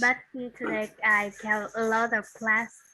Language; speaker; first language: English; non-native, learner; Vietnamese